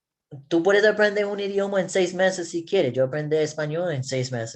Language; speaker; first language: Spanish; non-native, learner; English